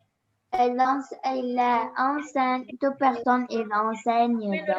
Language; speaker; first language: French; non-native, learner; Arabic